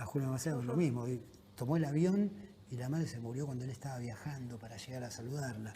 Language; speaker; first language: Spanish; native; Spanish